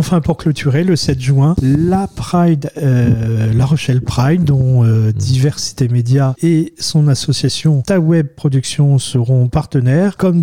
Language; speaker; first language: French; native; French